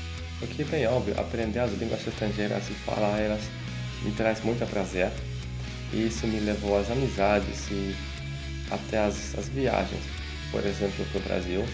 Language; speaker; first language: Portuguese; non-native, fluent; Polish